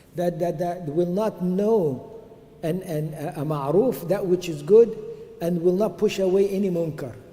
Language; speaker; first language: English; non-native, fluent; Arabic